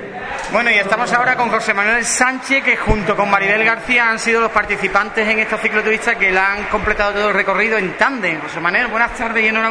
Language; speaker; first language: Spanish; native; Spanish